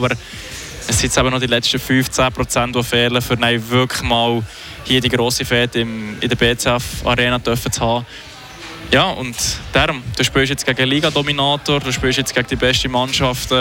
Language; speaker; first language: German; native; German